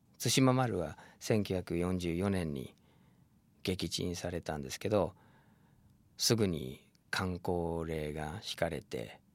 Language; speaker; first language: Japanese; non-native, fluent; English